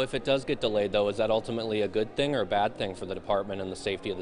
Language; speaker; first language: English; native; English